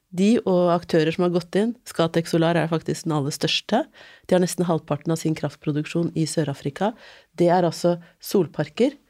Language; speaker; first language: Norwegian; native; Norwegian